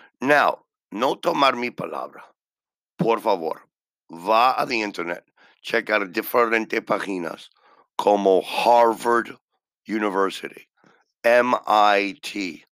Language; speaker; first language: Spanish; non-native, learner; English